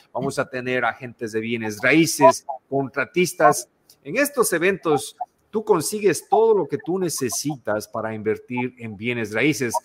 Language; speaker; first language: Spanish; native; Spanish